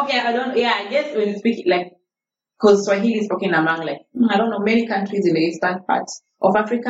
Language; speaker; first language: English; non-native, local second language; Arabic